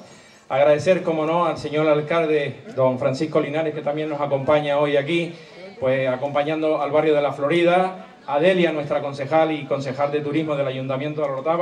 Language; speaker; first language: Spanish; native; Spanish